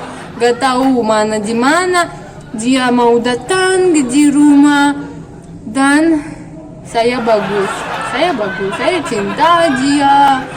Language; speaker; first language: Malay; non-native, learner; Russian